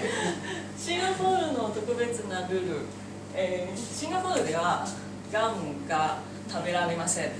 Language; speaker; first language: Japanese; non-native, learner; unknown